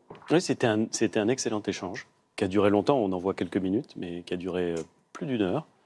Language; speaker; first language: French; native; French